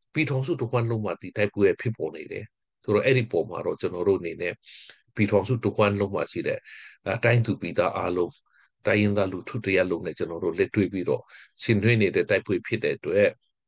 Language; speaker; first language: Burmese; non-native, local second language; Hakha Chin